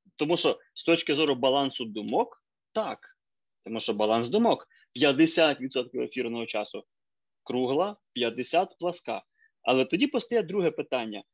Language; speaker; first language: Ukrainian; native; Ukrainian